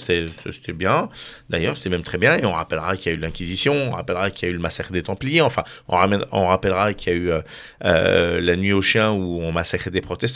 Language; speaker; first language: French; native; French